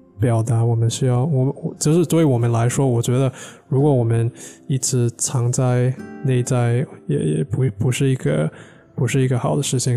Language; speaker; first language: Chinese; non-native, fluent; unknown